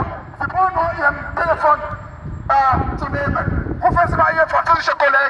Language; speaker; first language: German; non-native, fluent; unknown